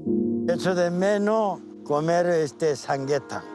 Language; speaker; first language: Spanish; non-native, learner; Korean